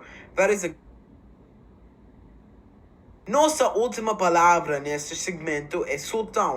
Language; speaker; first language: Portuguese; non-native, learner; English